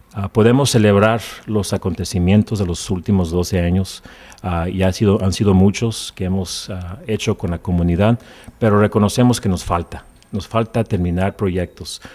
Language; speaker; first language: Spanish; early bilingual, heritage; Spanish